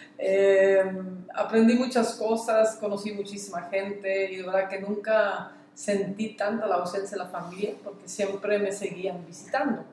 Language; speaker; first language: Spanish; non-native, fluent; Dutch